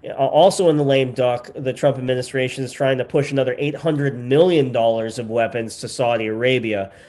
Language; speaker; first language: English; native; English